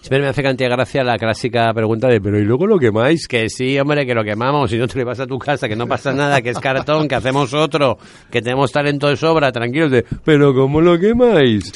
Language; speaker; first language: Spanish; native; Spanish